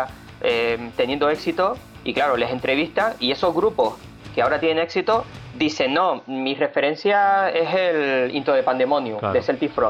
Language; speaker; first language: Spanish; native; Spanish